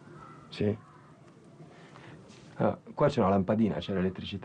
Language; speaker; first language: Italian; native; Italian